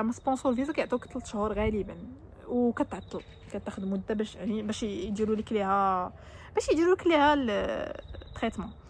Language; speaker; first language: Arabic; native; Arabic